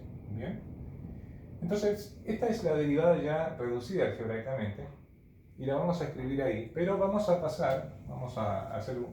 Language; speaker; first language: Spanish; native; Spanish